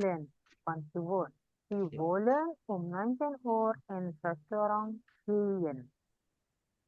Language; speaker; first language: German; non-native, fluent; Indonesian